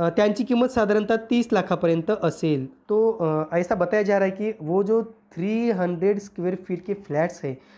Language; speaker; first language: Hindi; non-native, local second language; Marathi